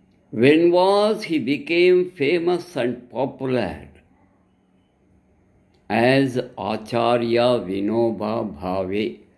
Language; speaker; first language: English; non-native, local second language; Telugu